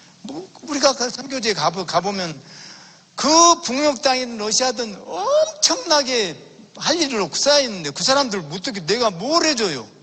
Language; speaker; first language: Korean; native; Korean